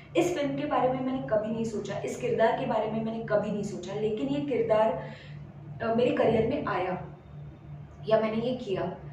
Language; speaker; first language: Hindi; non-native, local second language; Marathi